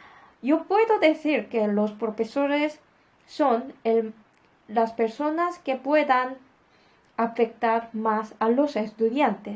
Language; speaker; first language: Spanish; non-native, fluent; Korean